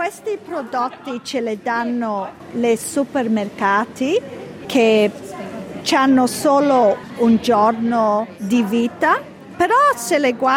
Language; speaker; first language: Italian; early bilingual, heritage; Italian